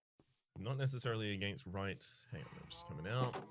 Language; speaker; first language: English; native; English